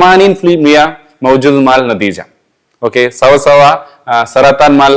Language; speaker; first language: Arabic; non-native, learner; Malayalam